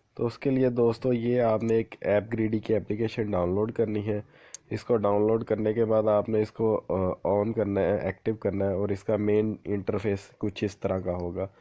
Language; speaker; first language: Urdu; non-native, local second language; Punjabi